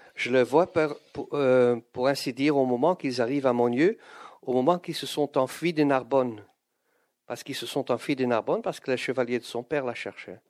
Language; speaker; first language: French; non-native, fluent; Dutch